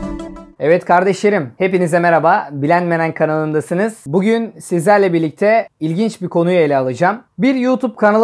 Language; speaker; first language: Turkish; native; Turkish